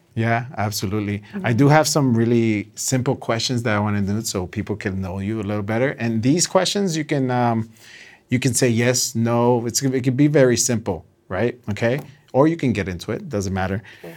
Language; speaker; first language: English; early bilingual, other home language; Spanish